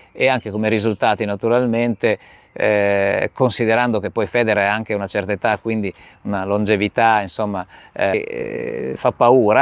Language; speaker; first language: Italian; native; Italian